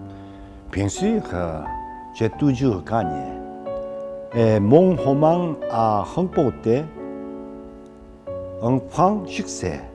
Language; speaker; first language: French; non-native, fluent; Korean